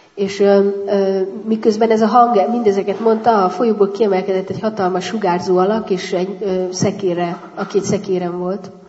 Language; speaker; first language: Hungarian; native; Hungarian